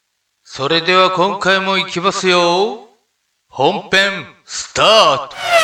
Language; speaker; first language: Japanese; native; Japanese